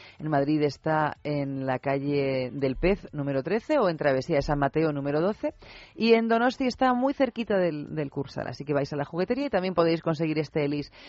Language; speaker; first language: Spanish; native; Spanish